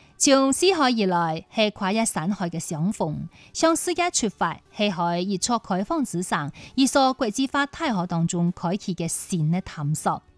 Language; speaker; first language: Chinese; non-native, local second language; Cantonese